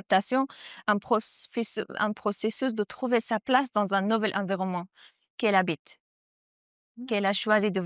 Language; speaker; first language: French; non-native, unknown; Persian